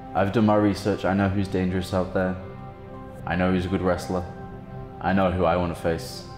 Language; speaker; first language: English; native; English